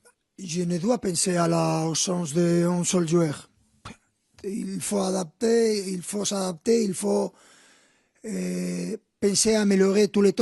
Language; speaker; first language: French; non-native, fluent; Spanish